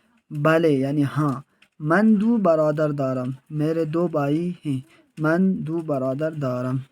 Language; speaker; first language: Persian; non-native, fluent; Urdu